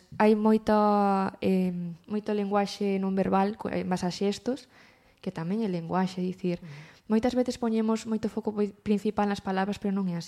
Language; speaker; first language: Galician; native; Galician